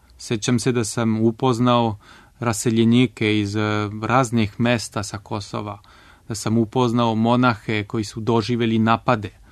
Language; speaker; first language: Serbian; non-native, fluent; French